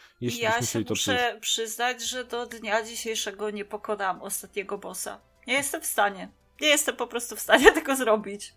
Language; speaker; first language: Polish; native; Polish